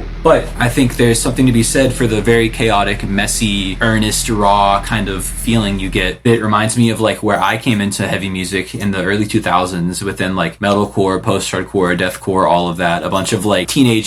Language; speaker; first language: English; native; English